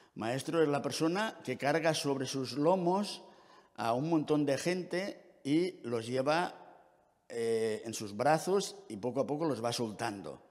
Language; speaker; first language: Spanish; native; Spanish